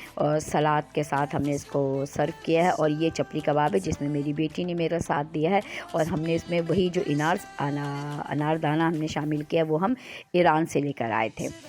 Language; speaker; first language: Urdu; native; Urdu